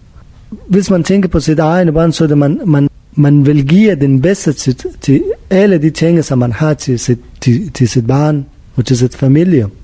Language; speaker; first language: Danish; non-native, learner; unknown